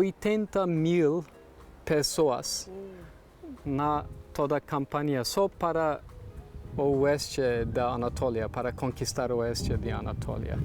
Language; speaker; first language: Portuguese; non-native, learner; Turkish